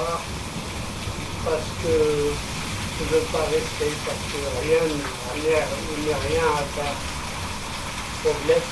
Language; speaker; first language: French; non-native, local second language; Arabic